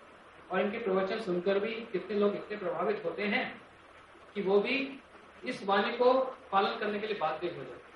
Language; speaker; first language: Hindi; native; Hindi